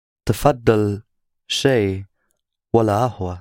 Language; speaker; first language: Arabic; non-native, learner; English